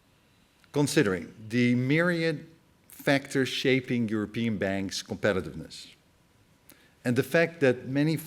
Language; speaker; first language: English; non-native, fluent; Dutch